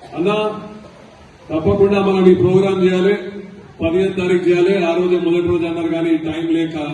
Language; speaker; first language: Telugu; native; Telugu